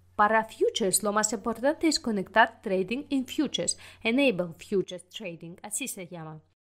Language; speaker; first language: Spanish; non-native, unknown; Russian